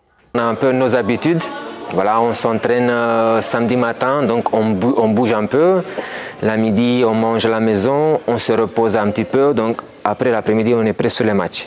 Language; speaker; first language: French; non-native, fluent; Romanian